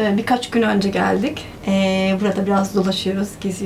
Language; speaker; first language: Turkish; early bilingual, heritage; Turkish